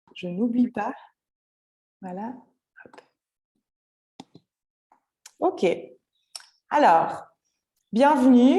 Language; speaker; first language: French; native; French